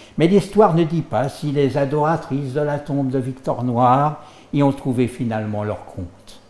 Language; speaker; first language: French; native; French